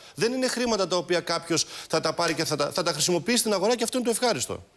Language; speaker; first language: Greek; native; Greek